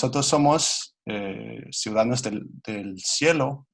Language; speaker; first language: Spanish; non-native, fluent; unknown